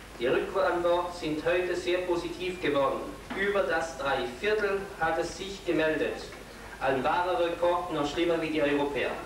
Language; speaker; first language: German; non-native, local second language; Swiss German